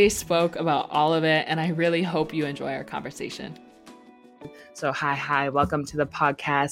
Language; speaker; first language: English; native; English